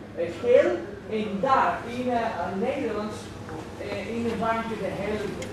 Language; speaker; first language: Dutch; non-native, learner; Spanish